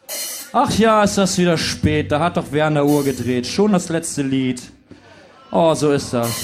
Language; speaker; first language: German; native; German